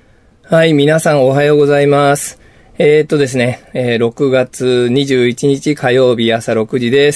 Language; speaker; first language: Japanese; native; Japanese